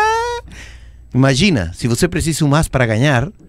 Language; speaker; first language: Portuguese; non-native, learner; Spanish